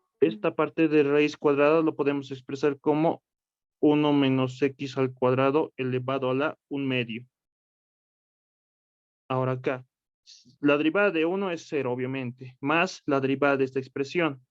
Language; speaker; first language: Spanish; native; Spanish